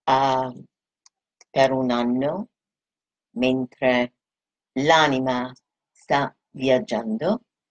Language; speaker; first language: Italian; non-native, fluent; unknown